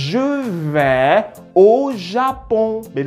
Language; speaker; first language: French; non-native, fluent; Portuguese